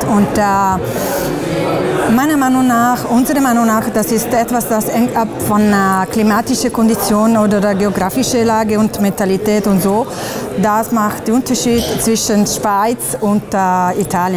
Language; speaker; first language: German; non-native, fluent; Italian